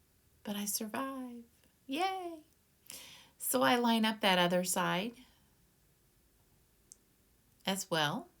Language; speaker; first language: English; native; English